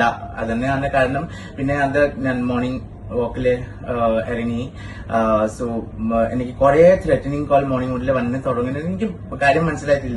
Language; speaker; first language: Malayalam; non-native, fluent; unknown